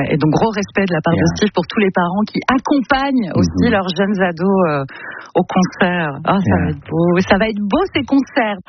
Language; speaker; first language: French; native; French